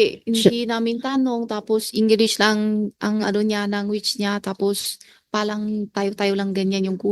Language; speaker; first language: Filipino; non-native, learner; Chinese